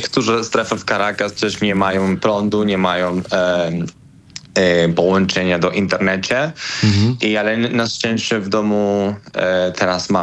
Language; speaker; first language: Polish; non-native, fluent; Spanish